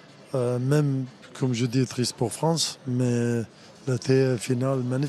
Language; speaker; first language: French; non-native, learner; Arabic